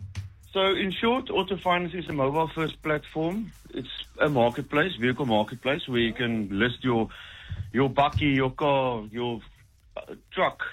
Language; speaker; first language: English; non-native, local second language; Afrikaans